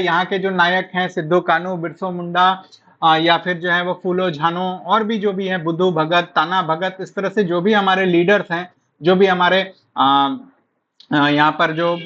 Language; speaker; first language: Hindi; native; Hindi